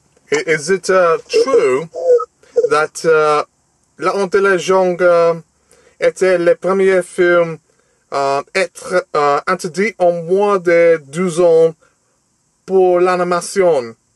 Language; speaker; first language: French; non-native, learner; English